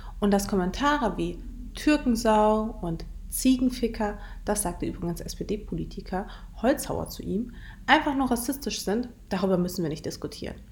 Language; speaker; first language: German; early bilingual, other home language; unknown